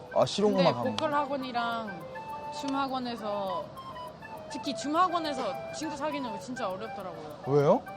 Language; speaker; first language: Korean; non-native, fluent; English